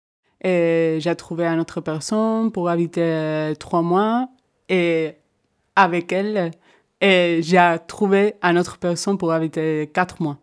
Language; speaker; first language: French; non-native, fluent; Spanish